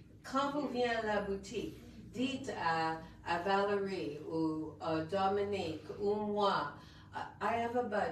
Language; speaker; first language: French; non-native, local second language; English